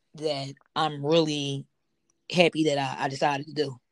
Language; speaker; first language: English; native; English